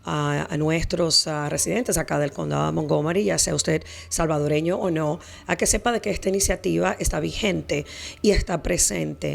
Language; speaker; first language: Spanish; native; Spanish